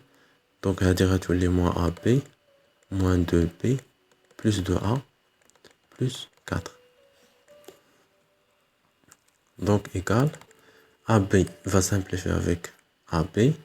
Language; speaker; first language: French; non-native, local second language; Arabic